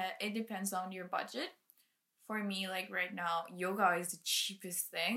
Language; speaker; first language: English; non-native, fluent; Spanish